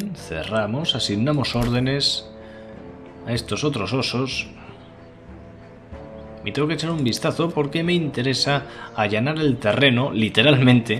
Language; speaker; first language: Spanish; native; Spanish